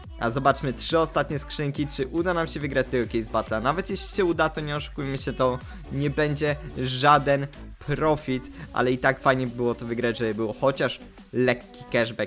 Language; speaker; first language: Polish; native; Polish